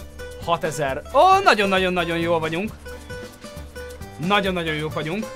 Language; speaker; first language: Hungarian; native; Hungarian